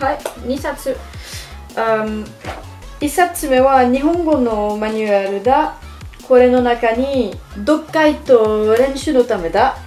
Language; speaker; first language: Japanese; non-native, learner; French